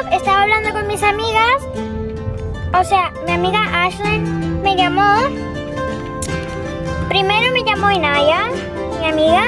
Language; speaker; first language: Spanish; early bilingual, other home language; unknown